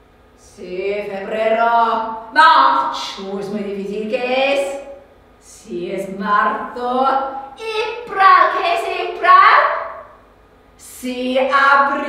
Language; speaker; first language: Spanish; non-native, learner; English